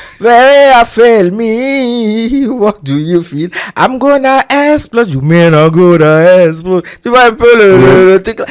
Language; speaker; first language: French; non-native, local second language; Yoruba